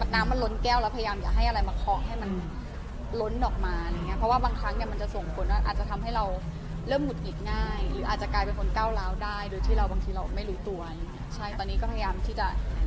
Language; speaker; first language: Thai; native; Thai